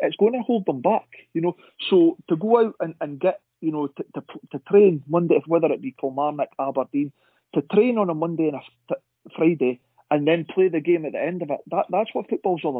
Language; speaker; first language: English; native; English